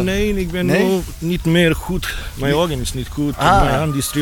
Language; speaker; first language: Dutch; non-native, learner; Bosnian